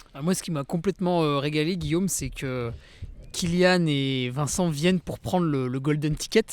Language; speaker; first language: French; native; French